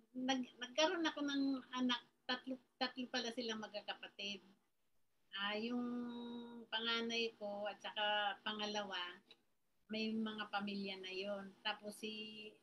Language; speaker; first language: Filipino; native; Filipino